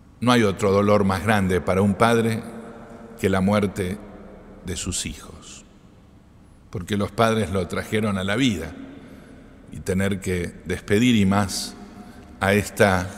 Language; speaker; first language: Spanish; native; Spanish